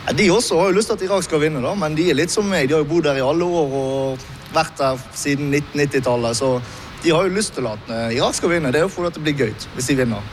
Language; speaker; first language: Norwegian; early bilingual, other home language; Arabic